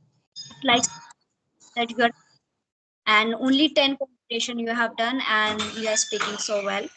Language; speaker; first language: English; non-native, fluent; Hindi